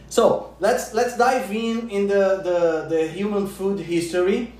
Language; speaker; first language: English; non-native, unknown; Portuguese